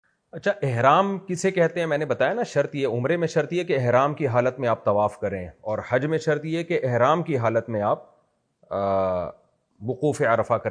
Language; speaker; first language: Urdu; native; Urdu